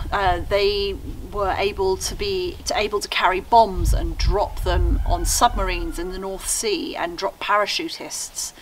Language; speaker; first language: English; native; English